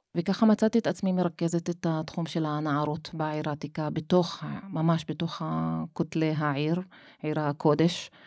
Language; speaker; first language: Hebrew; non-native, local second language; Arabic